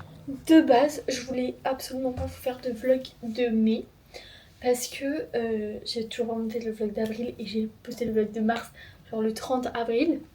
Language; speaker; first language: French; native; French